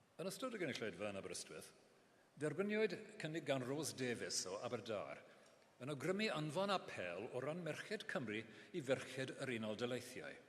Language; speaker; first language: Welsh; non-native, local second language; English